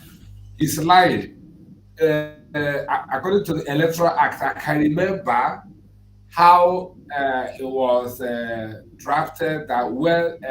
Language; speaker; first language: English; non-native, local second language; Igbo